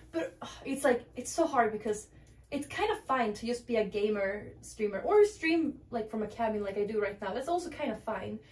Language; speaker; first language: English; non-native, fluent; Swedish